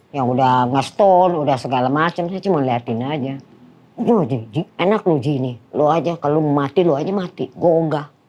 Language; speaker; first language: Indonesian; non-native, fluent; Dutch